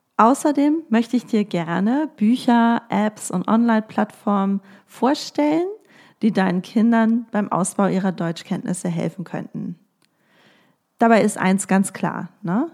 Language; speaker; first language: German; native; German